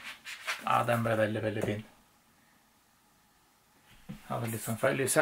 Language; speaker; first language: Norwegian; native; Norwegian